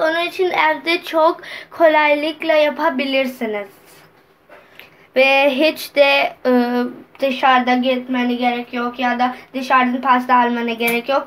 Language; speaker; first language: Turkish; non-native, learner; Urdu